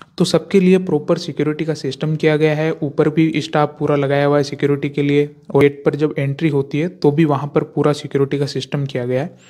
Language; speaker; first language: Hindi; native; Hindi